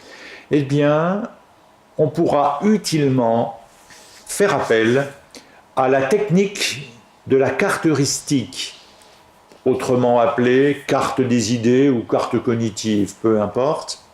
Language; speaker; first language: French; native; French